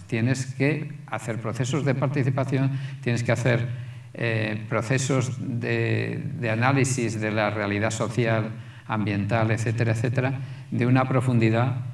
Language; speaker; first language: Spanish; native; Spanish